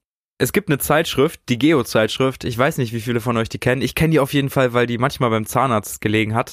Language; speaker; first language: German; native; German